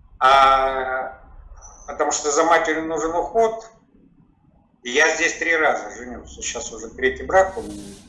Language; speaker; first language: Russian; native; Russian